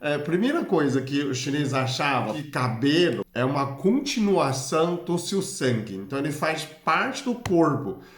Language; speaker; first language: Portuguese; non-native, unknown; Chinese